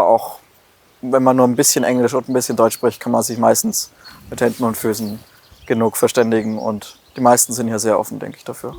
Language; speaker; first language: German; native; German